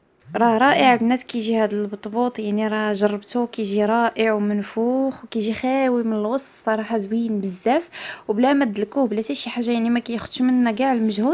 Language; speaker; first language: Arabic; native; Arabic